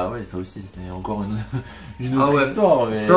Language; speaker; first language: French; native; French